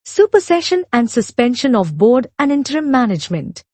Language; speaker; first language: English; non-native, local second language; Telugu